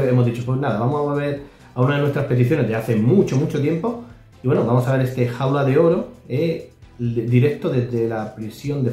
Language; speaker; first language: Spanish; native; Spanish